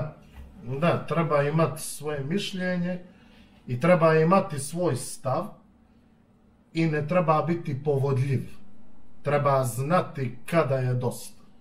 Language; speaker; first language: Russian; non-native, learner; Serbian